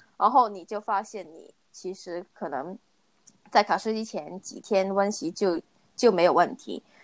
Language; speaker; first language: Chinese; non-native, local second language; Cantonese